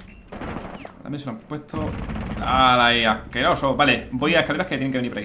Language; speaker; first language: Spanish; native; Spanish